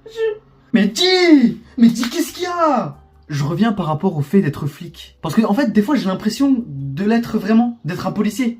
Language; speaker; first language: French; native; French